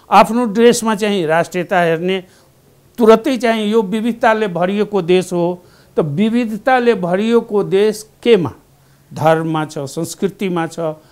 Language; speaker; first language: Nepali; non-native, local second language; Maithili